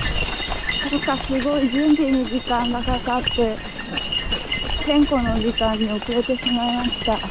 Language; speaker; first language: Japanese; native; Japanese